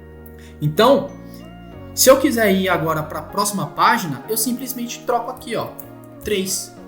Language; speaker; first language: Portuguese; native; Portuguese